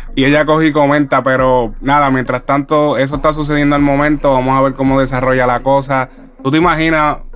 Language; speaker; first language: Spanish; native; Spanish